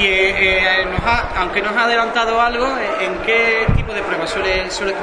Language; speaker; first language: Spanish; native; Spanish